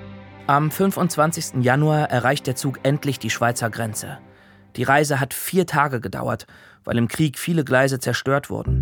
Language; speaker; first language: German; native; German